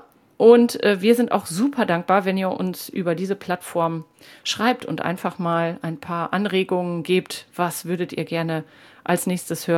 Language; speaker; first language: German; native; German